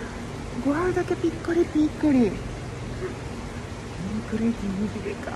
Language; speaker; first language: Italian; non-native, learner; Japanese